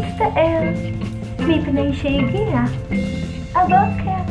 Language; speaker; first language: Hebrew; native; Hebrew